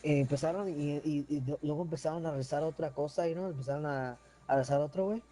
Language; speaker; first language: Spanish; early bilingual, heritage; Spanish